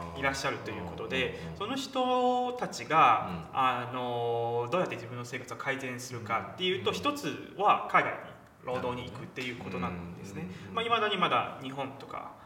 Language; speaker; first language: Japanese; non-native, fluent; Chinese